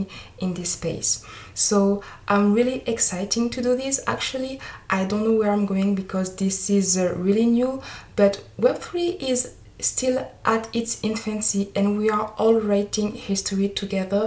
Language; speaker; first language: English; non-native, fluent; French